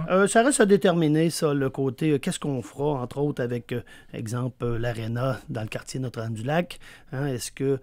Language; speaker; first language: French; native; French